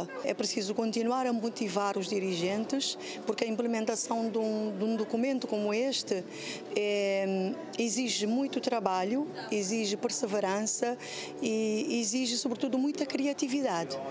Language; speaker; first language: Portuguese; non-native, local second language; Kabuverdianu